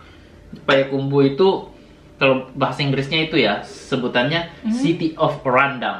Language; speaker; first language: Indonesian; native; Indonesian